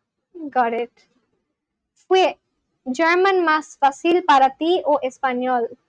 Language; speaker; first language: Spanish; non-native, learner; English